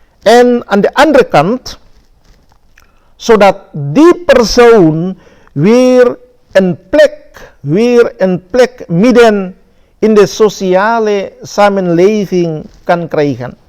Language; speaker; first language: Dutch; non-native, fluent; Indonesian